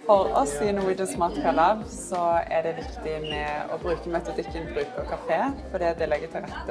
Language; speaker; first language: Norwegian; native; Norwegian